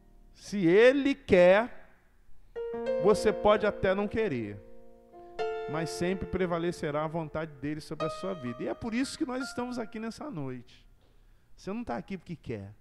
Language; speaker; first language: Portuguese; native; Portuguese